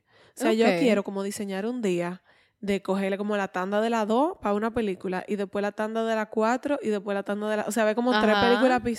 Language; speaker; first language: Spanish; native; Spanish